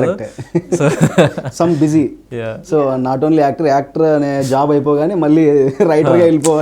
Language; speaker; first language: Telugu; native; Telugu